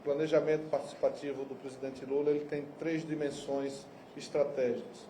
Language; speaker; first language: Portuguese; native; Portuguese